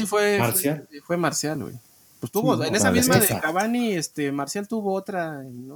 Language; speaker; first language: Spanish; native; Spanish